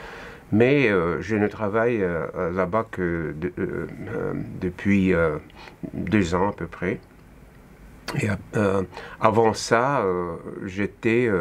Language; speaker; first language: French; non-native, fluent; Russian